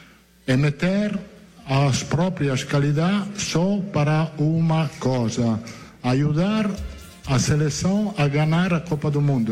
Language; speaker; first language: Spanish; non-native, learner; Italian